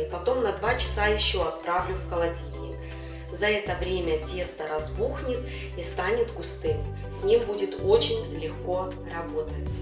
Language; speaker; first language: Russian; native; Russian